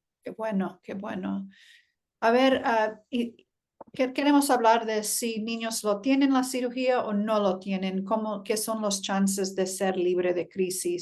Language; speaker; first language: Spanish; early bilingual, heritage; Spanish